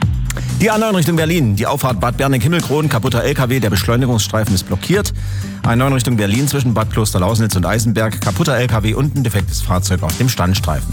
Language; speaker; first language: German; native; German